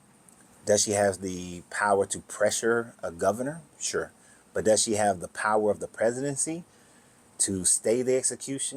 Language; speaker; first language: English; native; English